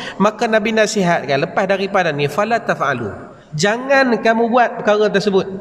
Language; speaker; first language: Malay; native; Malay